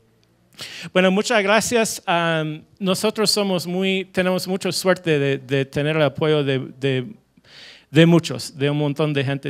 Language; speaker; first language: Spanish; non-native, fluent; English